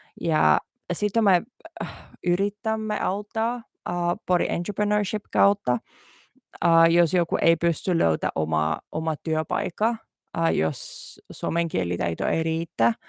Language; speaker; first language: Finnish; non-native, learner; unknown